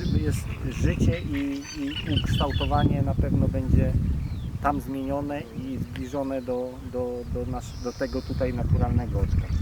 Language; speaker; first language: Polish; native; Polish